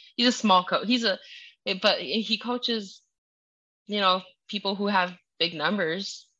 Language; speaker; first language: English; early bilingual, other home language; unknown